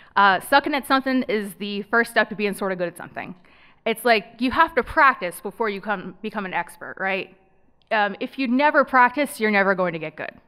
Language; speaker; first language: English; native; English